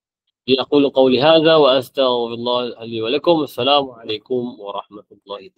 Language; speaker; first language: Arabic; non-native, fluent; Malay